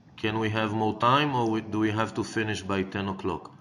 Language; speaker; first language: English; non-native, fluent; Hebrew